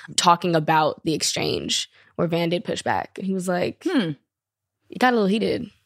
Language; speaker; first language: English; native; English